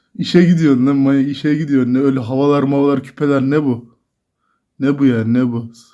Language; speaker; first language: Turkish; native; Turkish